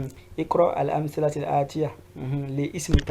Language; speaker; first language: Arabic; non-native, fluent; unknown